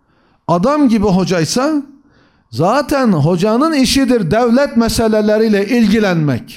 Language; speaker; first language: Turkish; native; Turkish